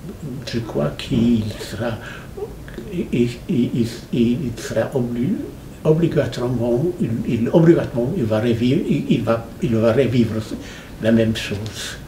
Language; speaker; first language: French; non-native, fluent; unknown